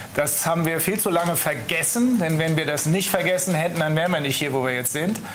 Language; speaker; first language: German; native; German